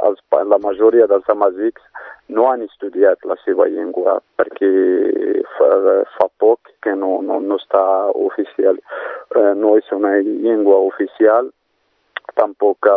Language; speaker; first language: Catalan; non-native, fluent; Berber languages